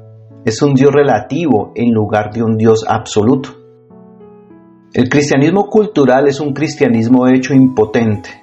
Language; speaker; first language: Spanish; native; Spanish